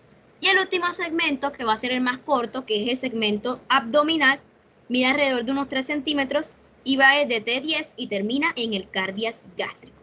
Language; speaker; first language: Spanish; native; Spanish